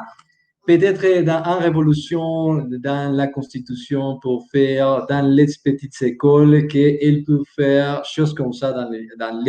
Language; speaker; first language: French; non-native, learner; Spanish